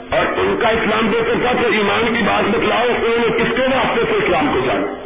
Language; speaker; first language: Urdu; non-native, local second language; Punjabi